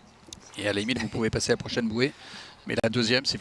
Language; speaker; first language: French; native; French